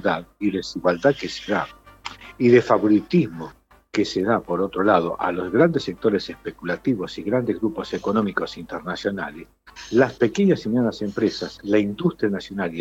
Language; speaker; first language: Spanish; native; Spanish